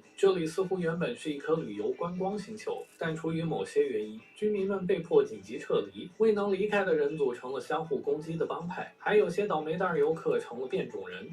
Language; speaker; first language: Chinese; native; Chinese